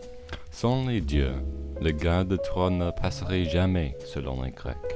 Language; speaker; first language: French; non-native, learner; English